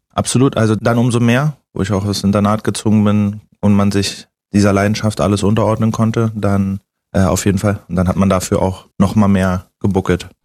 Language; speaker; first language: German; native; German